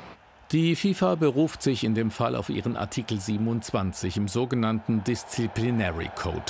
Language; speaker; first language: German; native; German